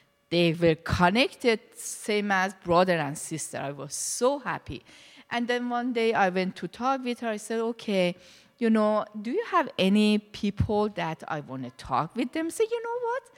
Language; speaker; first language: English; non-native, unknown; Persian